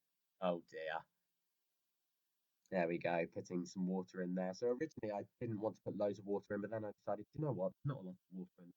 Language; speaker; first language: English; native; English